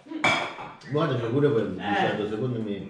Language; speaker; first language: Italian; native; Italian